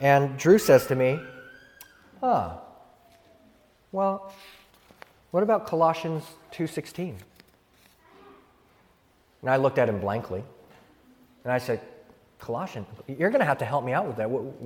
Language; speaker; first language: English; native; English